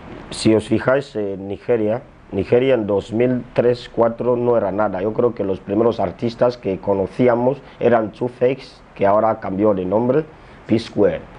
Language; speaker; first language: Spanish; non-native, local second language; Fang